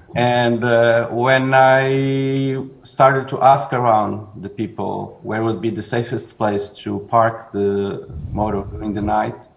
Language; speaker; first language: English; non-native, fluent; Portuguese